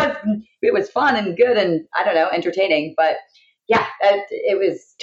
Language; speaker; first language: English; native; English